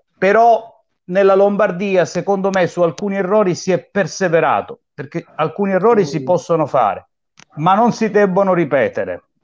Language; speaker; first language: Italian; native; Italian